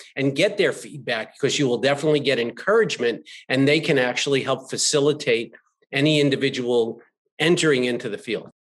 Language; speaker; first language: English; native; English